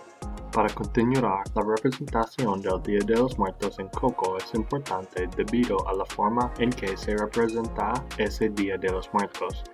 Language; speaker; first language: Spanish; non-native, learner; English